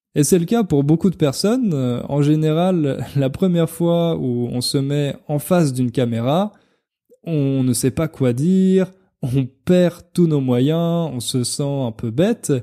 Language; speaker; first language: French; native; French